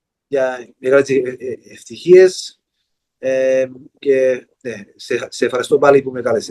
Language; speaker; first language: Greek; early bilingual, heritage; Greek